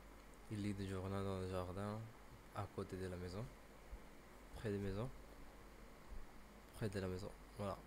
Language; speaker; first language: French; non-native, learner; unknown